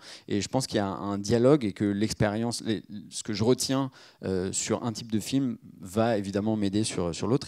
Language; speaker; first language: French; native; French